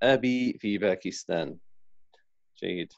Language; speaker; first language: Arabic; non-native, fluent; English